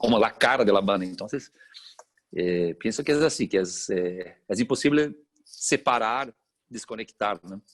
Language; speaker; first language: Spanish; non-native, fluent; Portuguese